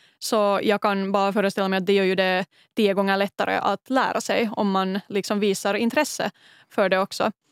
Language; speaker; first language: Swedish; native; Swedish